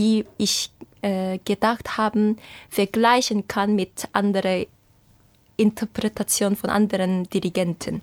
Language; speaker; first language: German; non-native, fluent; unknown